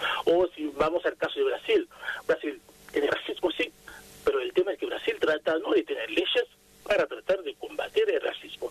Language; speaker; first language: Spanish; non-native, fluent; Haitian Creole